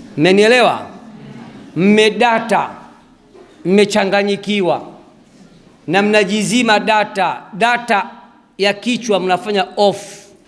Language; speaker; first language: Swahili; native; Swahili